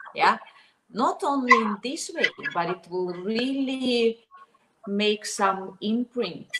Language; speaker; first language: English; non-native, fluent; Russian